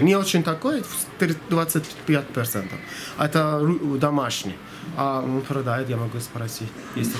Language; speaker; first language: Russian; non-native, learner; Persian